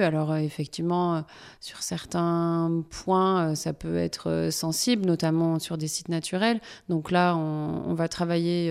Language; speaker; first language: French; native; French